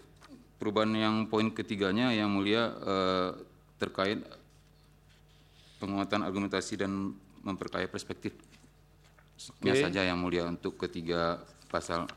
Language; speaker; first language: Indonesian; native; Indonesian